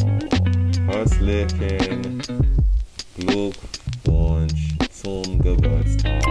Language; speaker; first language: German; non-native, learner; English